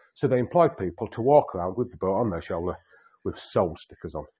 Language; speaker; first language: English; native; English